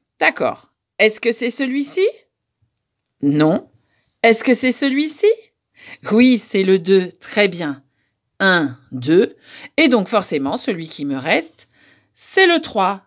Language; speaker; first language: French; native; French